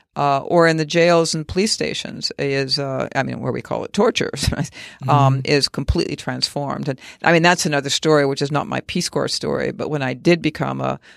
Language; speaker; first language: English; native; English